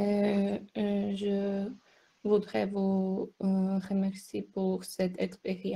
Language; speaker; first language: French; non-native, learner; Slovak